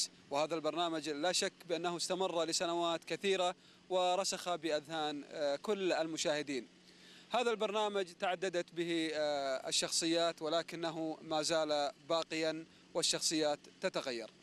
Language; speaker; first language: Arabic; native; Arabic